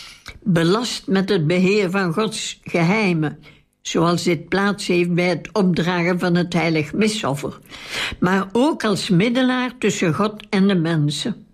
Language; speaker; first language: Dutch; native; Dutch